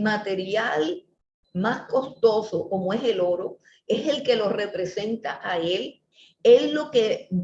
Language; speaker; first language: Spanish; native; Spanish